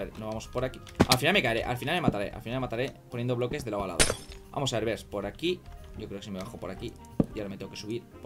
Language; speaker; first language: Spanish; native; Spanish